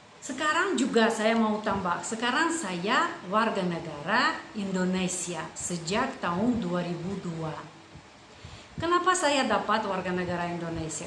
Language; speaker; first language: Indonesian; non-native, fluent; Russian